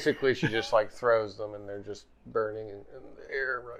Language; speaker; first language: English; native; English